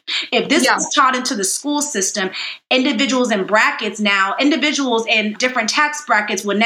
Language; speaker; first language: English; native; English